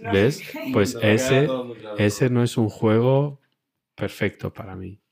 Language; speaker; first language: Spanish; early bilingual, other home language; Romanian